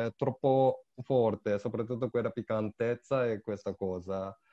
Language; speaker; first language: Italian; non-native, learner; Japanese